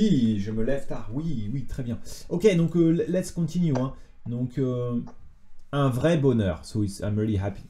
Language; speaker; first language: French; native; French